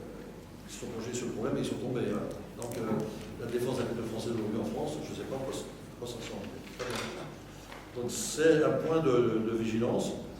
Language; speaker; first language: French; native; French